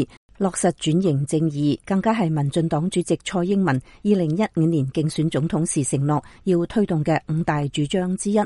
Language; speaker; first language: Chinese; native; Chinese